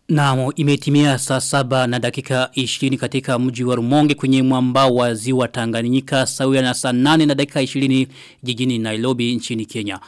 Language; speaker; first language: Swahili; non-native, local second language; Rundi